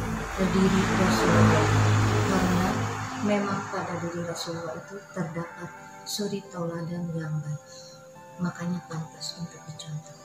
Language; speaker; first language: Indonesian; native; Indonesian